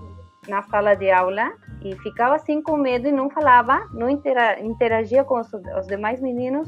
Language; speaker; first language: Portuguese; non-native, fluent; Spanish